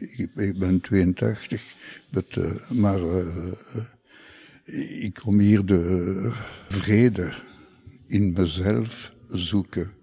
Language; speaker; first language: Dutch; non-native, local second language; French